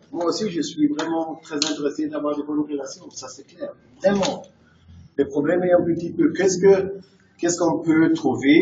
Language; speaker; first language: French; non-native, fluent; German